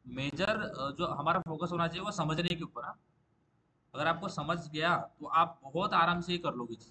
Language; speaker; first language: Hindi; non-native, local second language; Marathi